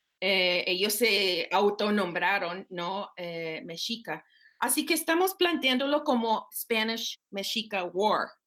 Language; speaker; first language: Spanish; non-native, fluent; English